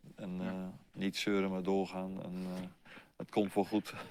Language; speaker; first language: Dutch; native; Dutch